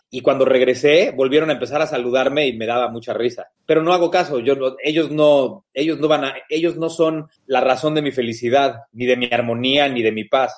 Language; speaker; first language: Spanish; native; Spanish